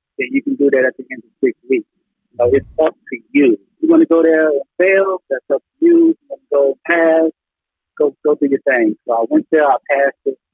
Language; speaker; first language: English; native; English